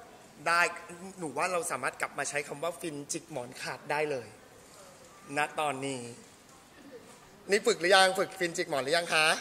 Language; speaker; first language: Thai; native; Thai